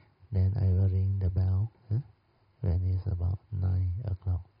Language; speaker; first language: English; non-native, local second language; Min Nan Chinese